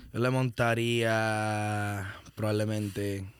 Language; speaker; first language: Spanish; early bilingual, heritage; Spanish